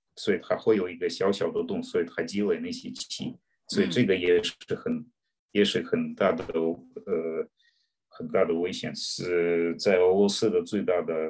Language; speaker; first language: Chinese; non-native, fluent; Russian